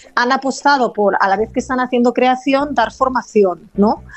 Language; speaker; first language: Spanish; non-native, local second language; Catalan